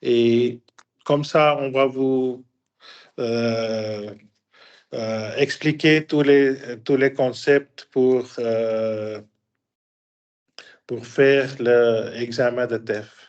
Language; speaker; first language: French; non-native, fluent; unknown